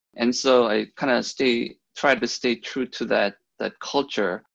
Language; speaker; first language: English; early bilingual, other home language; Korean